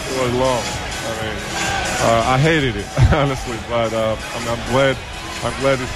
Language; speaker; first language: English; non-native, fluent; Georgian